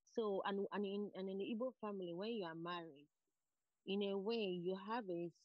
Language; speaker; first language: English; non-native, local second language; Igbo